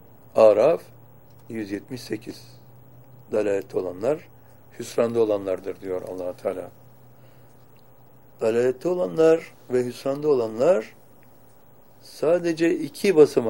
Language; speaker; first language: Turkish; native; Turkish